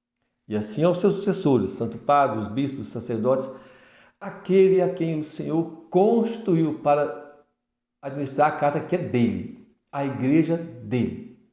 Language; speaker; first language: Portuguese; native; Portuguese